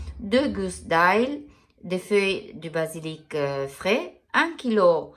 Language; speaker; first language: French; non-native, fluent; Italian